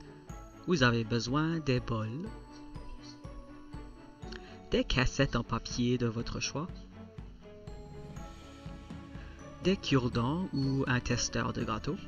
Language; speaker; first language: French; non-native, local second language; English